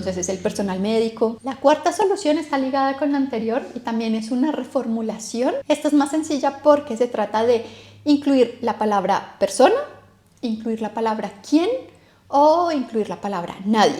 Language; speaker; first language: Spanish; native; Spanish